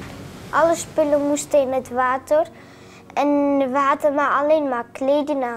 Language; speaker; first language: Dutch; early bilingual, other home language; Arabic